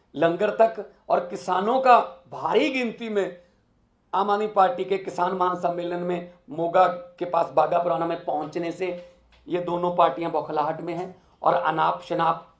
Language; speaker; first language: Hindi; non-native, local second language; Punjabi